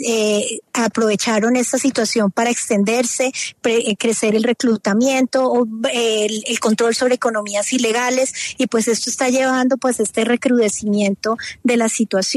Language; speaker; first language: Spanish; native; Spanish